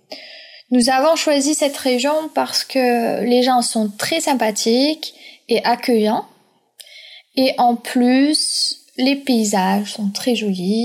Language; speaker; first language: French; early bilingual, other home language; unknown